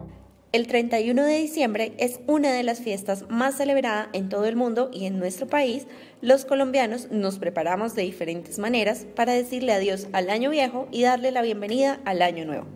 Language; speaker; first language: Spanish; native; Spanish